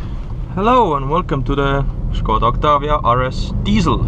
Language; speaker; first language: English; non-native, fluent; Estonian